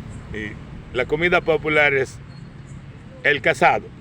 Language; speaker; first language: Spanish; non-native, fluent; Urdu